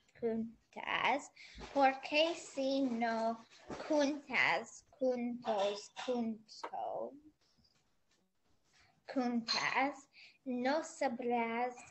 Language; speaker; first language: Spanish; non-native, learner; English